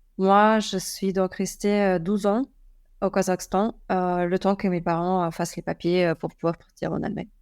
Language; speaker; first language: French; non-native, fluent; Russian